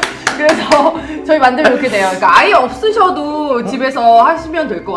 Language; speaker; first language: Korean; native; Korean